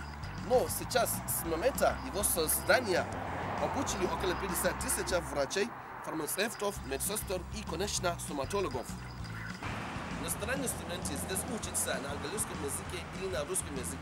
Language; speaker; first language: Russian; non-native, learner; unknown